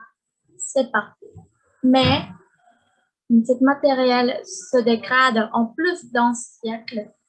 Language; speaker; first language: French; non-native, learner; Spanish